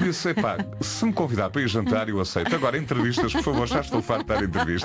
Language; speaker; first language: Portuguese; native; Portuguese